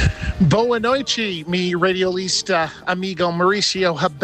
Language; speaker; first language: Portuguese; non-native, learner; English